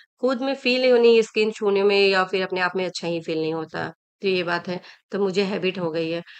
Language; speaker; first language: Hindi; native; Hindi